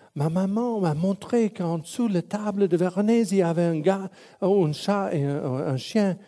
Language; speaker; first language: French; non-native, local second language; English